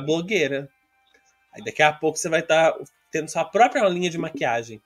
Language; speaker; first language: Portuguese; native; Portuguese